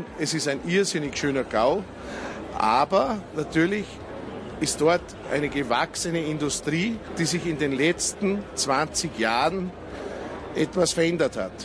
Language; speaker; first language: German; native; German